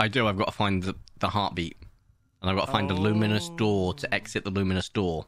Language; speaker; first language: English; native; English